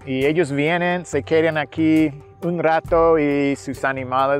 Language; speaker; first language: Spanish; non-native, fluent; English